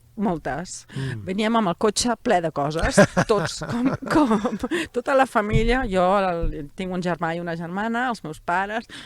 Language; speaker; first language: Catalan; early bilingual, heritage; Catalan